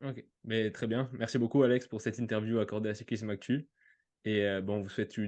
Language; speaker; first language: French; native; French